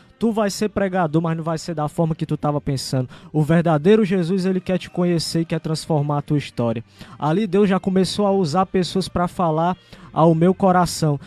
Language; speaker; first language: Portuguese; native; Portuguese